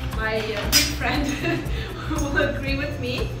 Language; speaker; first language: English; non-native, fluent; Romanian